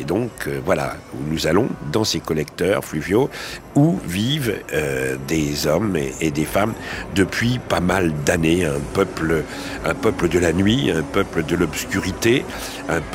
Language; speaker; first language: French; native; French